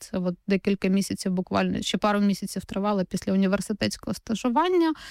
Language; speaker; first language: Ukrainian; native; Ukrainian